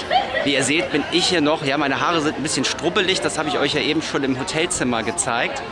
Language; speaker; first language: German; native; German